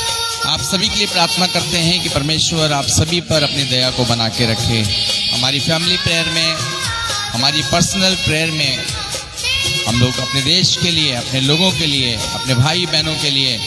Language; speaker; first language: Hindi; native; Hindi